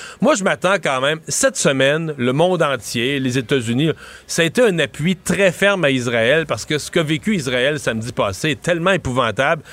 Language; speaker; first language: French; native; French